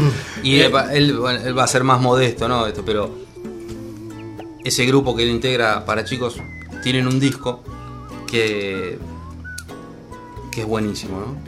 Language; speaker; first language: Spanish; native; Spanish